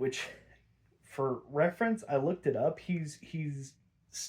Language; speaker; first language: English; native; English